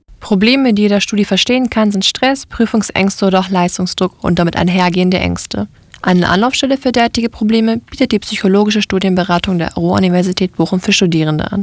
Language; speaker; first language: German; native; German